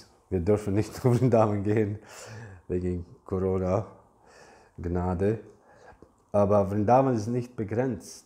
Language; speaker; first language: German; non-native, fluent; English